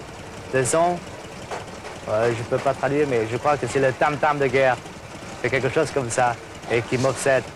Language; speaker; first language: French; non-native, fluent; Vietnamese